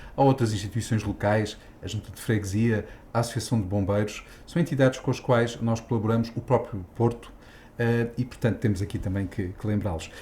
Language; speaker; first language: Portuguese; native; Portuguese